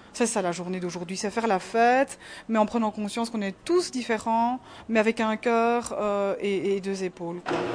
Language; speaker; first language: French; native; French